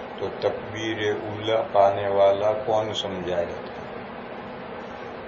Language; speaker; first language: Urdu; non-native, local second language; Gujarati